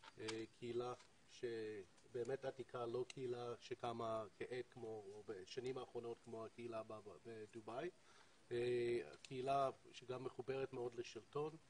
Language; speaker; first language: Hebrew; native; Hebrew